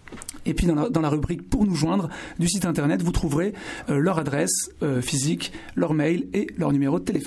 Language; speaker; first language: French; native; French